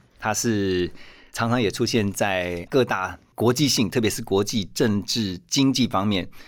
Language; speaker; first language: Chinese; native; Chinese